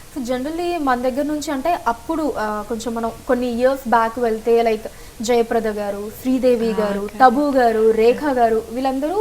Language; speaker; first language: Telugu; native; Telugu